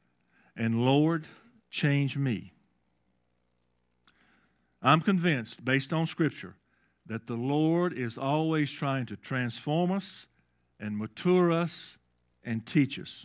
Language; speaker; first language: English; native; English